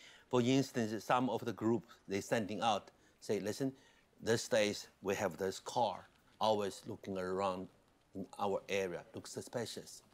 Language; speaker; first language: English; non-native, fluent; Chinese